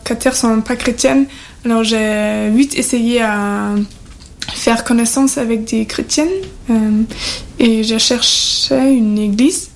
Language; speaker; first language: French; non-native, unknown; German